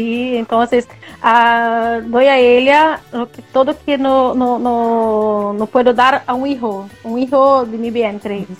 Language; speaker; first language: Spanish; non-native, learner; Portuguese